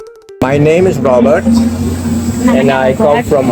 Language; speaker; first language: English; non-native, fluent; Dutch